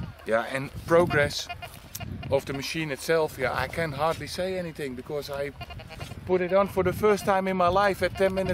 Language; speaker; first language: English; non-native, fluent; Dutch